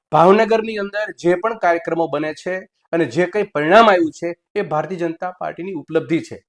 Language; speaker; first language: Gujarati; native; Gujarati